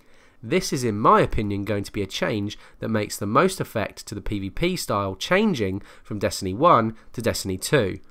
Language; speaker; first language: English; native; English